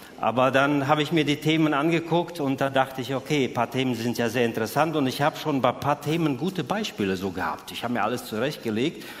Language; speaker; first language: German; native; German